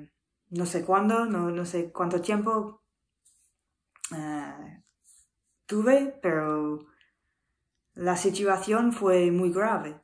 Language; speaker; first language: Spanish; non-native, learner; English